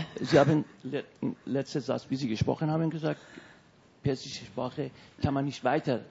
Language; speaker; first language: German; non-native, fluent; Persian